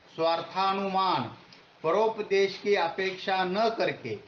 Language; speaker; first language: Hindi; non-native, local second language; Marathi